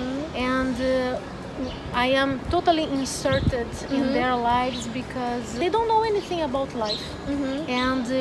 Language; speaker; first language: English; non-native, learner; Portuguese